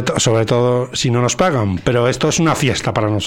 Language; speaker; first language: Spanish; native; Spanish